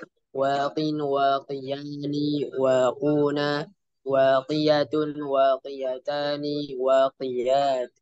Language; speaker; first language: Arabic; non-native, learner; Indonesian